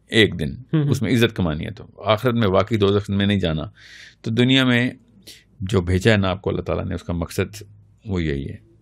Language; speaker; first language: Urdu; native; Urdu